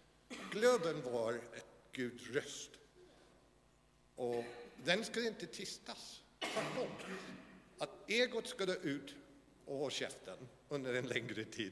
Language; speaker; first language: Swedish; non-native, fluent; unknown